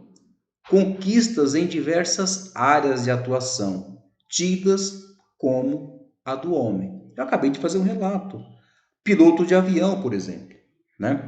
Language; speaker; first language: Portuguese; native; Portuguese